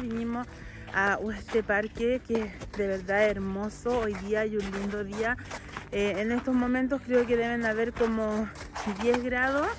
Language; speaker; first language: Spanish; native; Spanish